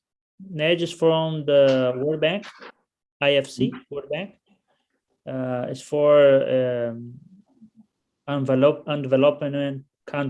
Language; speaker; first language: English; non-native, learner; Portuguese